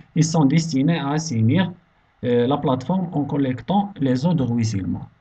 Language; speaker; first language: French; non-native, local second language; Arabic